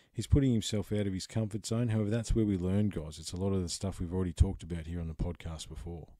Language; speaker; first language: English; native; English